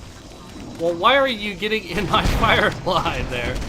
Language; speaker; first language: English; native; English